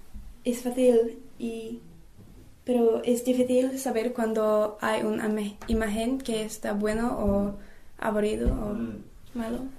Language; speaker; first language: Spanish; non-native, learner; English